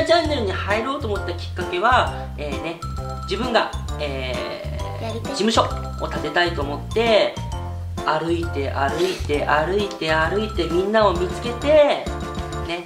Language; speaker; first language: Japanese; native; Japanese